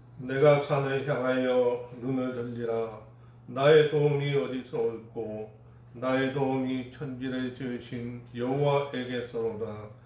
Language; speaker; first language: Korean; native; Korean